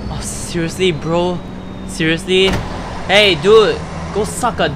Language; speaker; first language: English; native; English